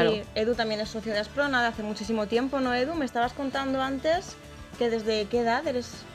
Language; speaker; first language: Spanish; native; Spanish